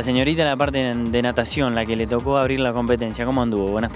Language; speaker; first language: Spanish; native; Spanish